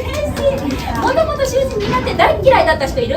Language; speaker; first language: Japanese; native; Japanese